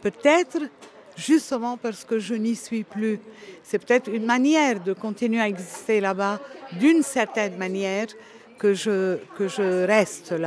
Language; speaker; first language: French; non-native, local second language; Arabic